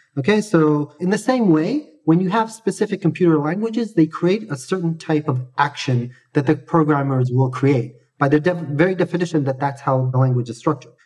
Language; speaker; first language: English; native; English